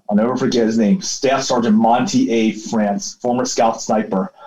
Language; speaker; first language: English; early bilingual, other home language; Chinese